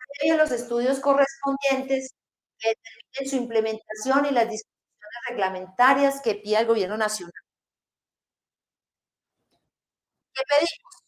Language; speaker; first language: Spanish; native; Spanish